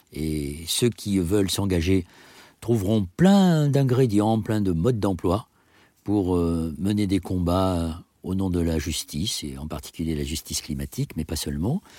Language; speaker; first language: French; native; French